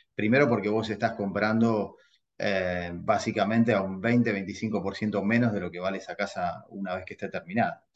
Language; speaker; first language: Spanish; native; Spanish